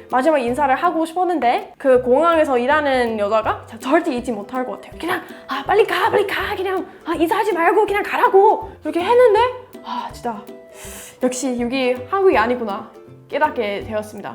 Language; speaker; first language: Korean; non-native, fluent; English